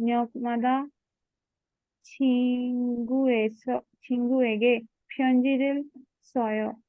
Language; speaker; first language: Korean; non-native, learner; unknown